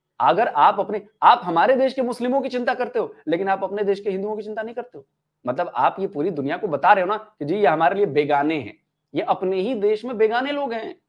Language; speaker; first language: Hindi; native; Hindi